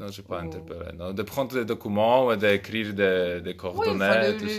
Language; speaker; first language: French; non-native, fluent; Polish